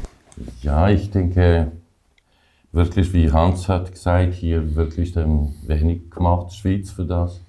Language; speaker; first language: German; non-native, learner; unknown